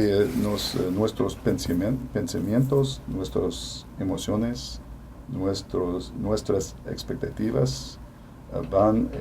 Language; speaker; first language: Spanish; non-native, fluent; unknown